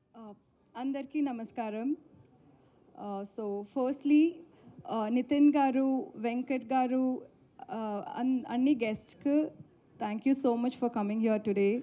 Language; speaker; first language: Telugu; non-native, learner; Tamil